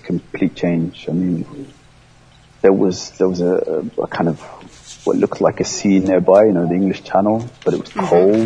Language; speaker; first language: English; early bilingual, other home language; Somali